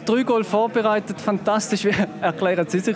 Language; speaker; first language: German; native; German